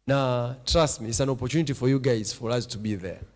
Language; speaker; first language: English; non-native, local second language; Swahili